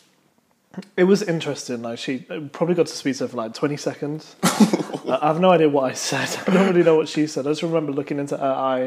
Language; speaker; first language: English; native; English